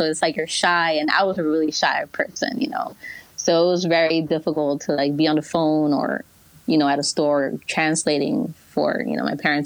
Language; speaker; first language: English; early bilingual, other home language; Spanish